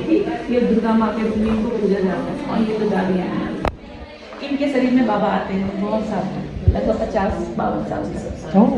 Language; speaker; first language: Hindi; native; Hindi